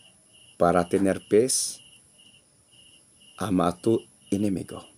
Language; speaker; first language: Spanish; non-native, learner; English